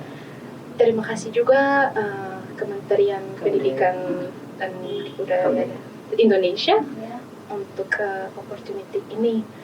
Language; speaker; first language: Indonesian; non-native, learner; Malagasy